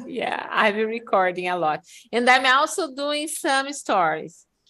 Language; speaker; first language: English; non-native, fluent; Portuguese